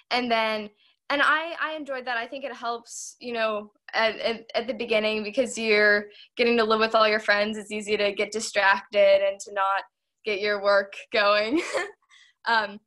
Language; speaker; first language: English; native; English